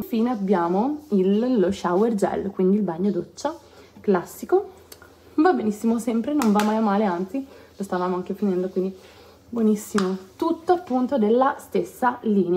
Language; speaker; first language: Italian; native; Italian